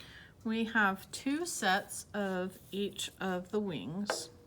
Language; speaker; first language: English; native; English